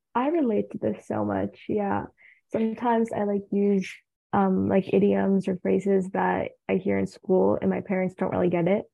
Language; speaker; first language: English; early bilingual, other home language; Tamil